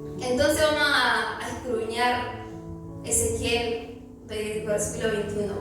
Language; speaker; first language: Spanish; native; Spanish